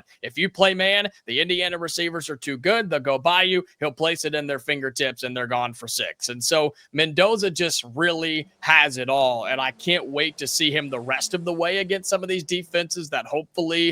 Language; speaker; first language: English; native; English